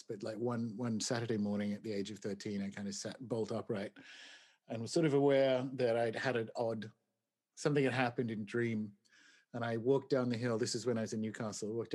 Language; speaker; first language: English; native; English